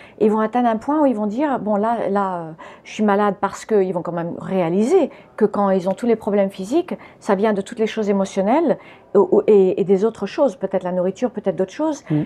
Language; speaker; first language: French; early bilingual, other home language; English